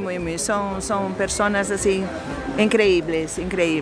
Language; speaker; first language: Spanish; non-native, learner; Portuguese